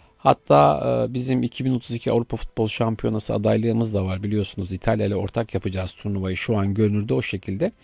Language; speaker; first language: Turkish; native; Turkish